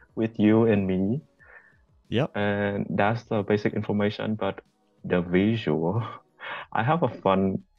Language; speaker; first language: English; non-native, fluent; Vietnamese